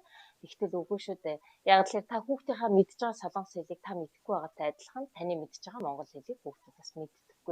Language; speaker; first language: Mongolian; native; Mongolian